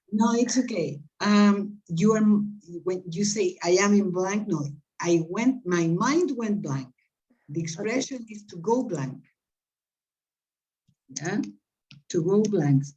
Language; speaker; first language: English; non-native, fluent; Spanish